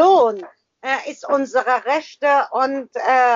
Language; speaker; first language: German; non-native, learner; Persian